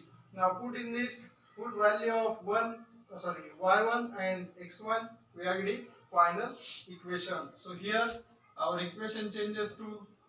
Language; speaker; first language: English; non-native, local second language; Marathi